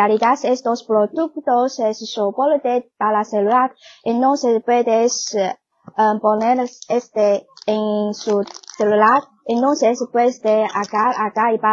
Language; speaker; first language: Spanish; non-native, learner; Chinese